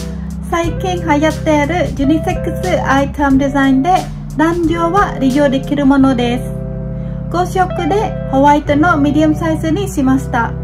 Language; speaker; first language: Japanese; non-native, fluent; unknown